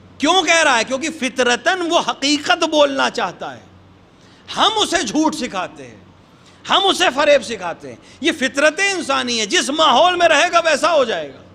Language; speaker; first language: Urdu; native; Urdu